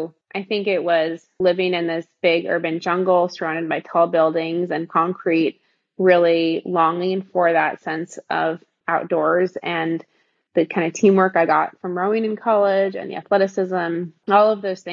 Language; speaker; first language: English; native; English